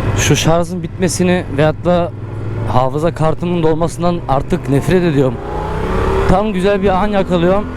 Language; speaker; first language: Turkish; early bilingual, heritage; Turkish